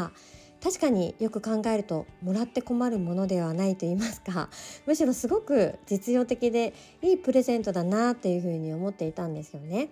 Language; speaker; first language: Japanese; native; Japanese